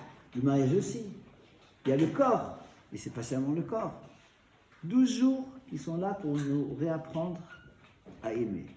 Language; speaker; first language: French; native; French